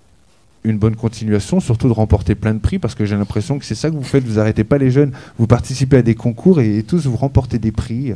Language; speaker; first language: French; native; French